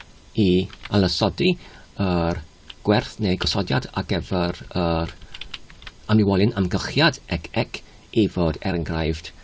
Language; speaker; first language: Welsh; non-native, learner; English